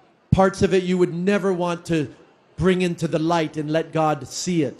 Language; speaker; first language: English; native; English